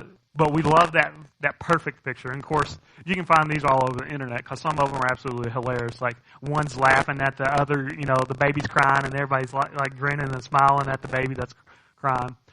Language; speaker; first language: English; native; English